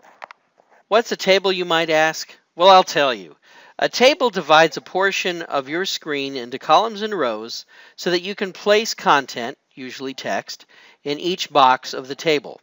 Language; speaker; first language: English; native; English